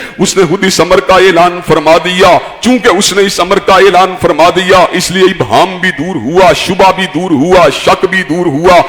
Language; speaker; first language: Urdu; non-native, local second language; Punjabi